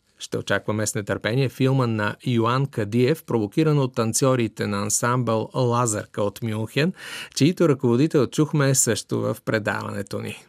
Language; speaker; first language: Bulgarian; native; Bulgarian